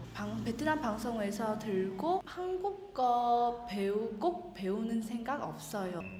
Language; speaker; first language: Korean; non-native, learner; Vietnamese